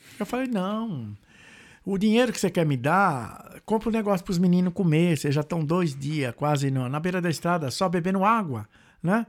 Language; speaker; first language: Portuguese; native; Portuguese